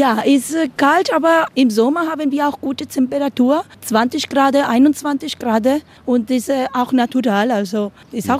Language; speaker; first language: German; non-native, learner; Spanish